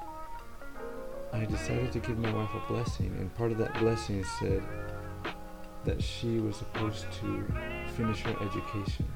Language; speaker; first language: English; early bilingual, other home language; Spanish